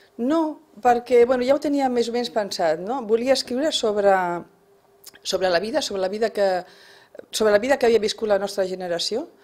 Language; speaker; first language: Catalan; non-native, local second language; Spanish